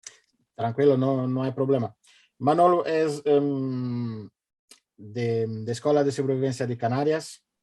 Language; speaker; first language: Spanish; non-native, learner; Portuguese